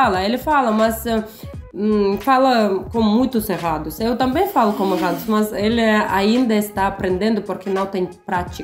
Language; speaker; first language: Portuguese; non-native, learner; Russian